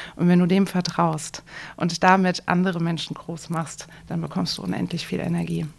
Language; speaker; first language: German; native; German